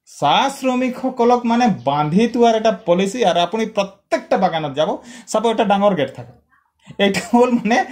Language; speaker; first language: Assamese; non-native, local second language; Sadri